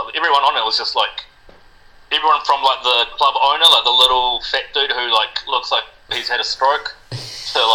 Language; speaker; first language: English; non-native, local second language; Spanish